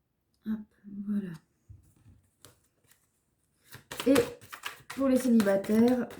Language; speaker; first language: French; native; French